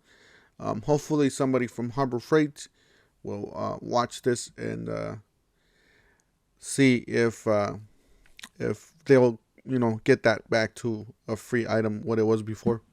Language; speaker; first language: English; native; English